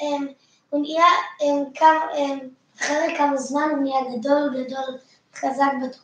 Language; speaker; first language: Hebrew; early bilingual, other home language; French